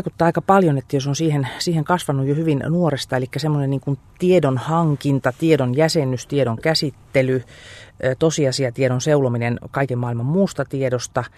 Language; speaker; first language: Finnish; native; Finnish